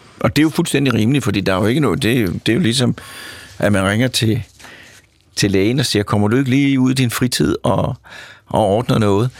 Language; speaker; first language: Danish; native; Danish